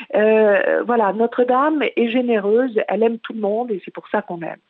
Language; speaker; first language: French; native; French